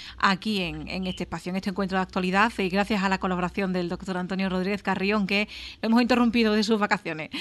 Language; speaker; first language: Spanish; native; Spanish